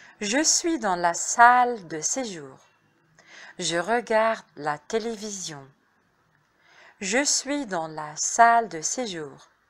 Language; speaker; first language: French; non-native, fluent; Arabic